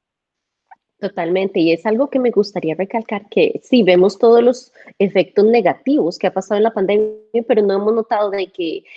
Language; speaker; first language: Spanish; native; Spanish